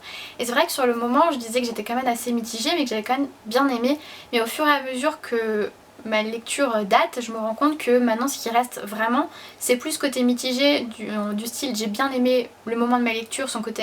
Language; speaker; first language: French; native; French